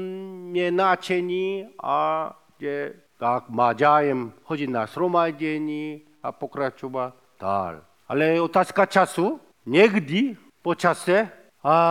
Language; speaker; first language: Czech; non-native, fluent; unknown